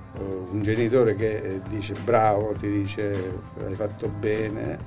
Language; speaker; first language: Italian; native; Italian